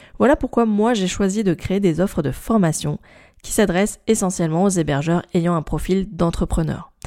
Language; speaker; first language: French; native; French